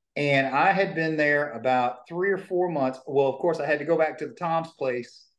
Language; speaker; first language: English; native; English